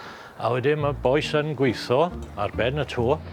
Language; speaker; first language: Welsh; native; Welsh